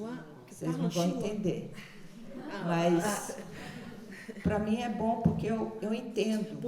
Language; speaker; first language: Portuguese; early bilingual, other home language; Chinese